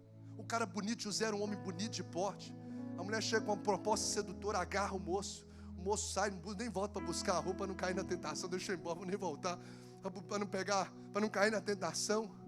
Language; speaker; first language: Portuguese; native; Portuguese